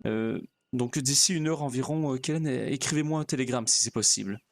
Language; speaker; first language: French; native; French